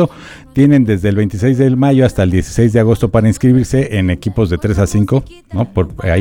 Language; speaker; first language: Spanish; native; Spanish